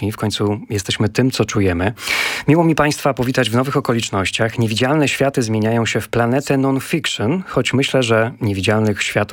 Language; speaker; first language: Polish; native; Polish